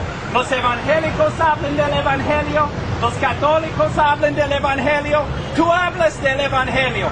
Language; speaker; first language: Spanish; non-native, fluent; English